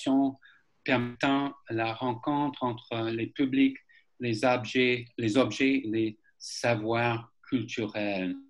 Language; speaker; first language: French; non-native, fluent; English